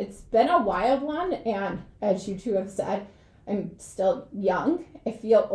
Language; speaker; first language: English; native; English